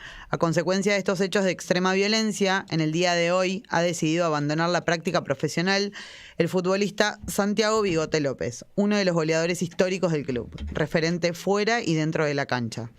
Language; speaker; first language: Spanish; native; Spanish